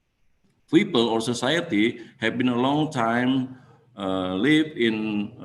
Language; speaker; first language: English; non-native, fluent; Indonesian